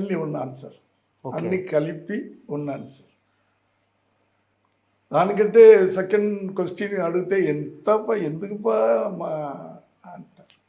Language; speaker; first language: Telugu; non-native, learner; Tamil